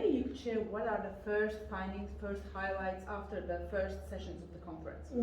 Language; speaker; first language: English; non-native, fluent; Latvian